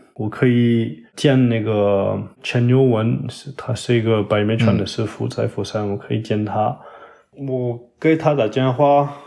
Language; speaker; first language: Chinese; non-native, learner; French